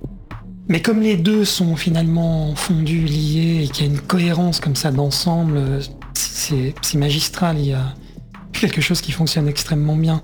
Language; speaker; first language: French; native; French